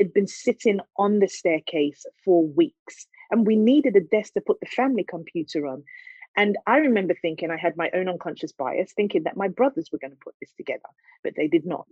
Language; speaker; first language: English; native; English